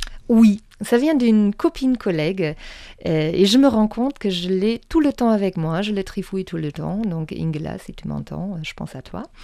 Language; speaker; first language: French; non-native, fluent; German